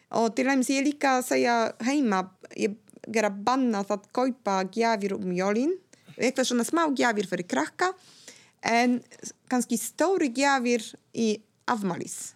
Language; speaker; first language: Icelandic; non-native, fluent; Polish